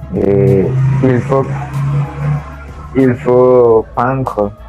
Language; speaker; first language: French; non-native, learner; Spanish